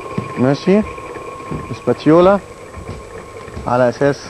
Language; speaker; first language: Arabic; native; Arabic